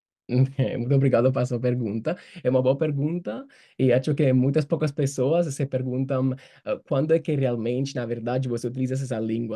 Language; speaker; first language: Portuguese; non-native, fluent; Italian